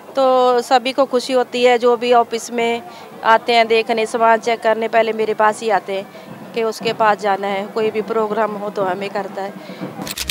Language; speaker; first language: Hindi; native; Hindi